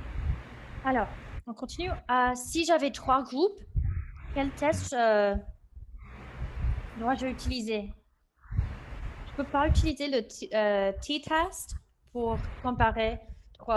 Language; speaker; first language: French; non-native, fluent; English